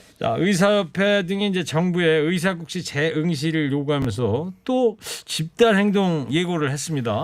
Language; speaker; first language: Korean; native; Korean